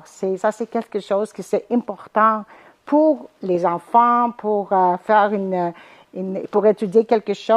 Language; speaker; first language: French; non-native, fluent; Greek